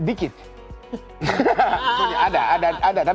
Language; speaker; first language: Indonesian; non-native, fluent; Japanese